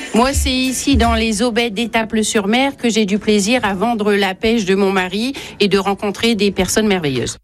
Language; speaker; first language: French; native; French